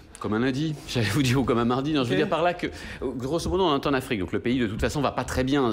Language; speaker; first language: French; native; French